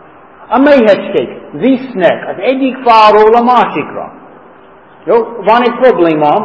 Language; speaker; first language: Hungarian; non-native, fluent; English